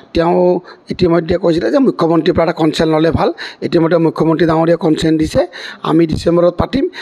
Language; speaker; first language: Assamese; native; Assamese